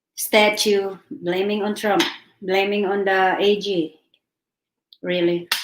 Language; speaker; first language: English; non-native, local second language; Filipino